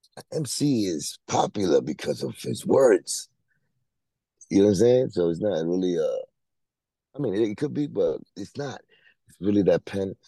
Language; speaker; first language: English; non-native, fluent; Spanish